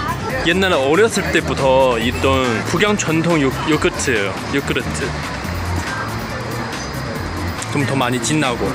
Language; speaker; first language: Korean; non-native, learner; Chinese